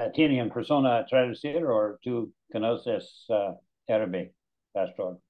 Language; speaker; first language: Spanish; non-native, learner; English